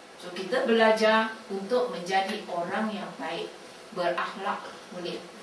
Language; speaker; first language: Malay; non-native, local second language; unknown